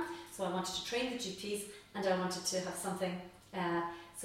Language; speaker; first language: English; native; English